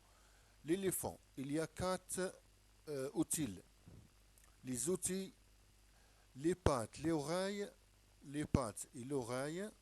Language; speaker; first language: French; non-native, local second language; Arabic